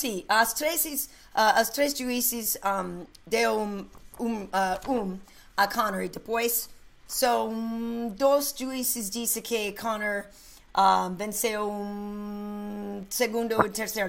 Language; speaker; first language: Portuguese; non-native, learner; English